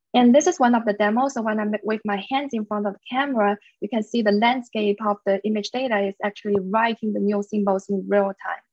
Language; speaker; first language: English; non-native, fluent; Chinese